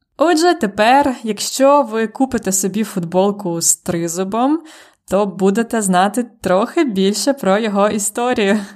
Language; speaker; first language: Ukrainian; native; Ukrainian